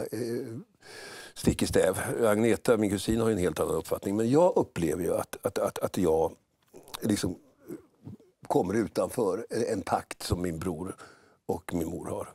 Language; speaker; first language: Swedish; native; Swedish